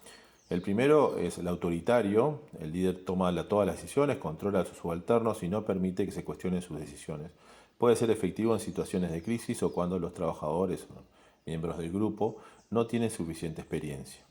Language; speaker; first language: Spanish; native; Spanish